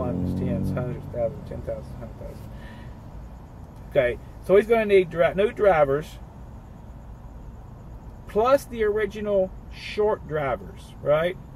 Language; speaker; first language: English; native; English